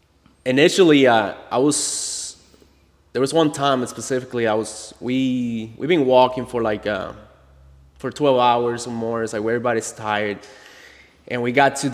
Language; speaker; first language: English; non-native, fluent; Spanish